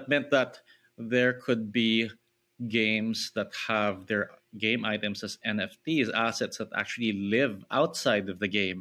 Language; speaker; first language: English; non-native, local second language; Filipino